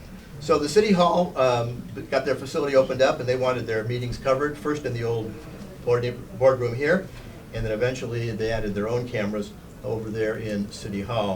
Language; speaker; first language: English; native; English